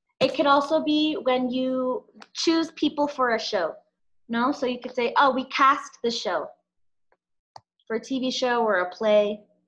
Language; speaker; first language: English; native; English